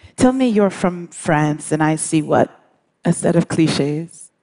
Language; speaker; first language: English; native; English